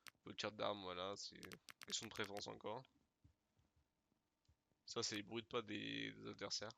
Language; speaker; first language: French; native; French